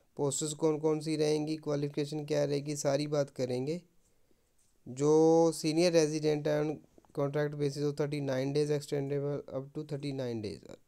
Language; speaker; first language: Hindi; non-native, local second language; Punjabi